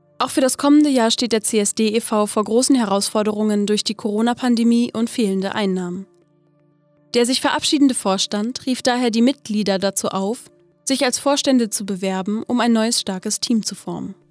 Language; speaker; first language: German; native; German